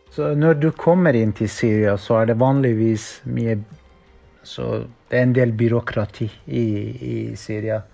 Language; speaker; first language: Norwegian; non-native, fluent; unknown